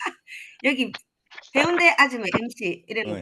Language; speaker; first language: Korean; native; Korean